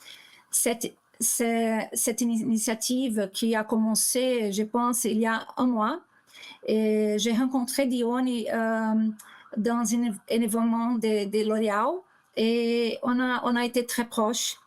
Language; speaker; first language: French; non-native, learner; Portuguese